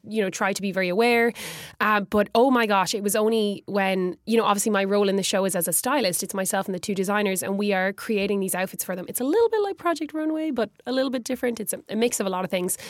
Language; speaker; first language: English; native; English